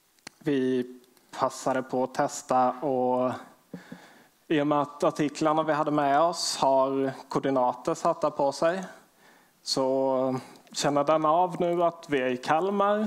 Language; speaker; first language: Swedish; native; Swedish